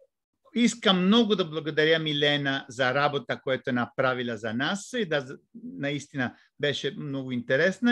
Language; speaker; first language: Bulgarian; non-native, fluent; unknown